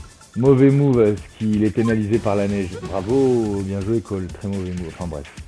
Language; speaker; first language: French; native; French